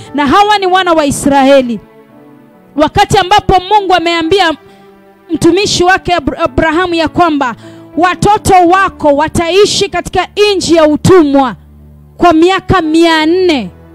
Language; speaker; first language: Swahili; native; Swahili